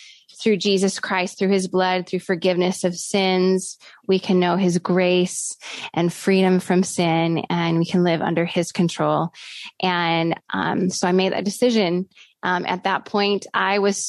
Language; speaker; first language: English; native; English